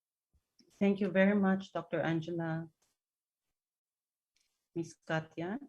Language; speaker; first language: English; non-native, fluent; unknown